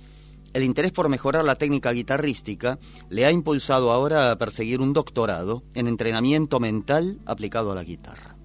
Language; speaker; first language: Spanish; native; Spanish